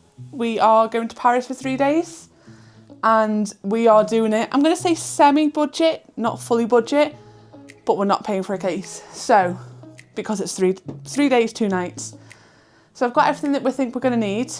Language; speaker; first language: English; native; English